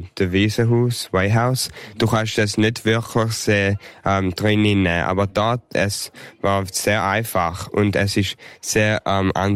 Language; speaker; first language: German; early bilingual, heritage; English